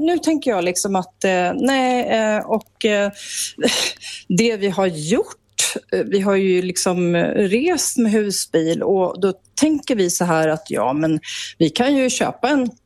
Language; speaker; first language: Swedish; native; Swedish